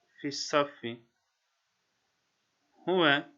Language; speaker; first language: Arabic; non-native, fluent; Turkish